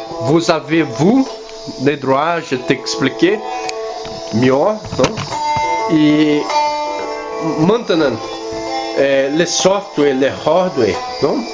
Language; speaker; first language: French; non-native, learner; Spanish